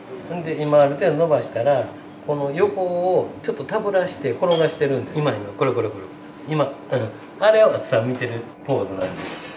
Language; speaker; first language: Japanese; native; Japanese